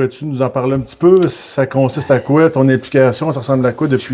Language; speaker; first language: French; native; French